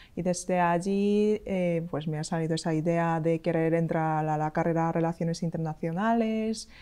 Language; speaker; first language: Spanish; non-native, fluent; Korean